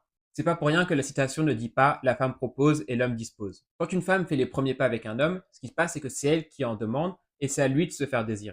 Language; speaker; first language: French; native; French